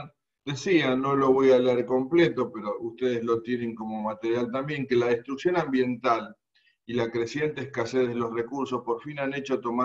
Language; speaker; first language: Spanish; native; Spanish